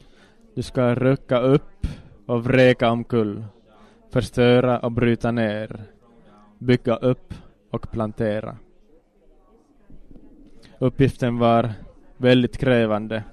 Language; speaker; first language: Swedish; non-native, local second language; Finnish